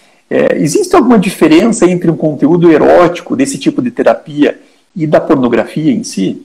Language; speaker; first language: Portuguese; native; Portuguese